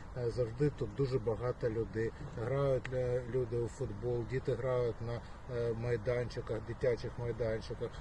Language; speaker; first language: Ukrainian; native; Ukrainian